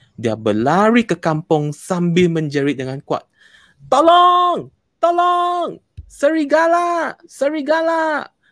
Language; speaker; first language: Malay; non-native, local second language; Chinese